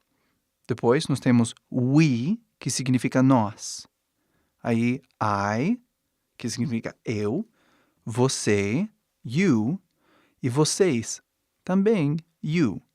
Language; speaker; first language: Portuguese; non-native, fluent; English